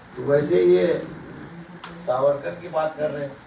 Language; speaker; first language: Hindi; non-native, local second language; Marathi